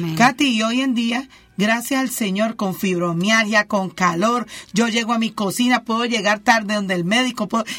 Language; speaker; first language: Spanish; native; Spanish